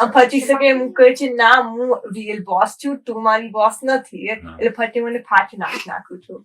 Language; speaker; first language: Gujarati; early bilingual, heritage; Gujarati